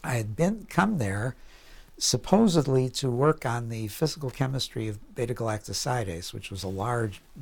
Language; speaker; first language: English; native; English